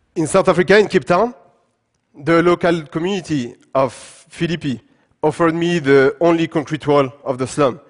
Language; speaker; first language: English; non-native, fluent; French